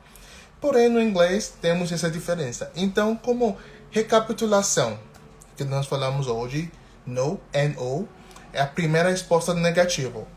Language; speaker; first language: Portuguese; non-native, fluent; English